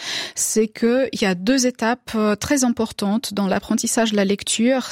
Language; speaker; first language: French; non-native, fluent; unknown